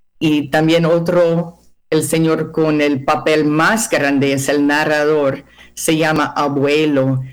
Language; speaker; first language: Spanish; non-native, fluent; English